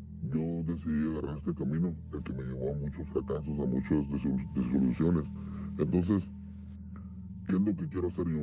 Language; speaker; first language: Spanish; native; Spanish